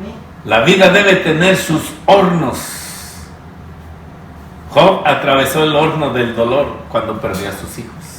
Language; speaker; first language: Spanish; native; Spanish